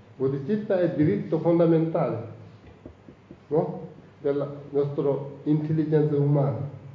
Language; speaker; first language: Italian; non-native, learner; Tibetan